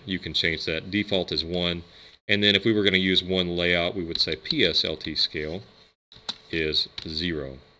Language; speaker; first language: English; native; English